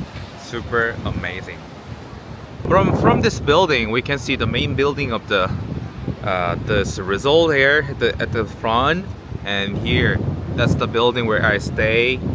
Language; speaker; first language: English; non-native, learner; Korean